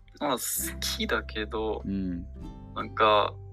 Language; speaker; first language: Japanese; non-native, learner; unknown